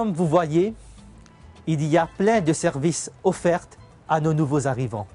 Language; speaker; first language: French; native; French